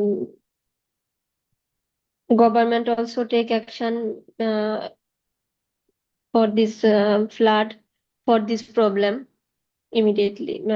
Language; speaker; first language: English; non-native, learner; Bangla